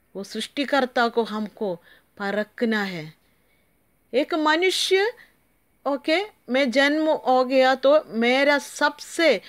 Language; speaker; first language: Hindi; non-native, local second language; Malayalam